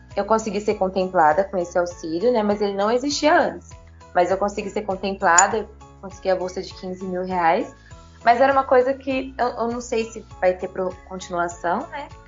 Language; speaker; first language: Portuguese; native; Portuguese